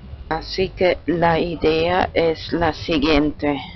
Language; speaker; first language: Spanish; non-native, learner; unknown